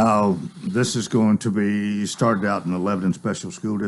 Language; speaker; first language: English; native; English